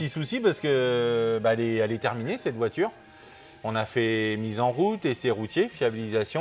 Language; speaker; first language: French; native; French